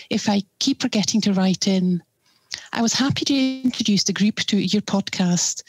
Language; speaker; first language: English; non-native, fluent; German